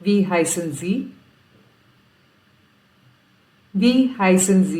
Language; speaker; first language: German; non-native, fluent; Marathi